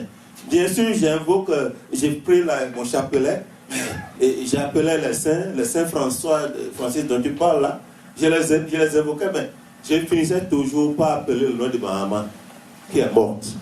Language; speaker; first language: French; native; French